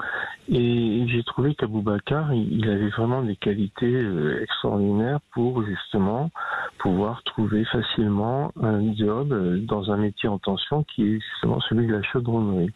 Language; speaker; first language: French; native; French